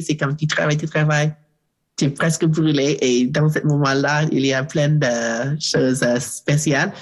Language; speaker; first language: French; non-native, learner; English